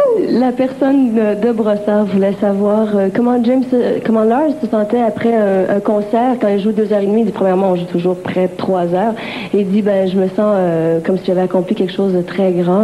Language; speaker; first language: French; native; French